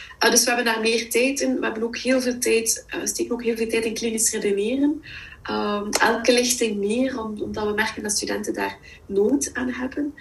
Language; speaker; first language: Dutch; native; Dutch